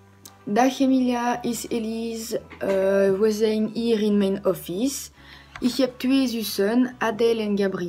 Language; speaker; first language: Dutch; non-native, learner; French